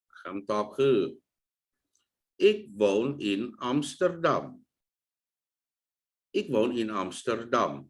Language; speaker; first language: Dutch; non-native, fluent; Thai